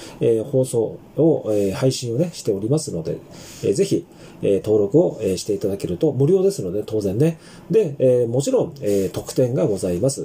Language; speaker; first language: Japanese; native; Japanese